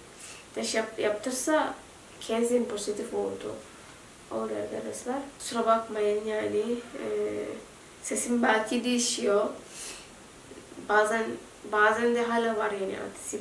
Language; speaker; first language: Turkish; non-native, learner; Indonesian